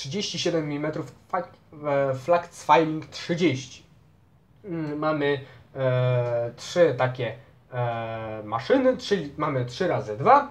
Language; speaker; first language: Polish; native; Polish